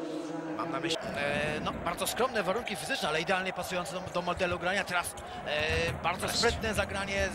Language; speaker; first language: Polish; native; Polish